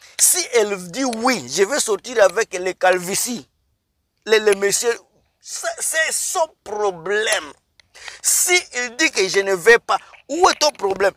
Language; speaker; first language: French; non-native, local second language; Lingala